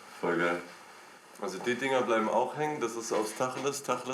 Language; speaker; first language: German; native; German